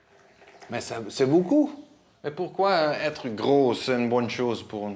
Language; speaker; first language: French; non-native, learner; Dutch